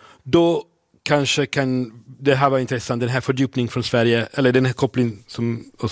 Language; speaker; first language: Swedish; non-native, fluent; Italian